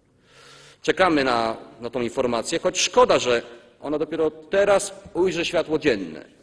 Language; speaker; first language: Polish; native; Polish